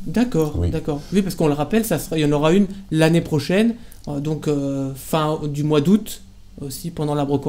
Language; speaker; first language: French; native; French